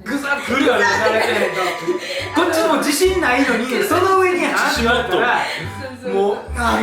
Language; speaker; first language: Japanese; native; Japanese